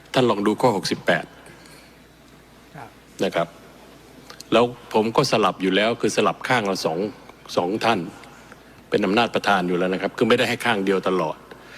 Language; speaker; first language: Thai; native; Thai